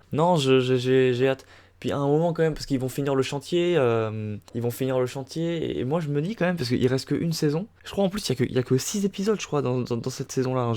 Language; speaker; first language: French; native; French